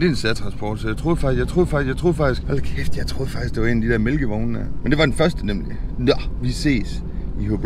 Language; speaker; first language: Danish; native; Danish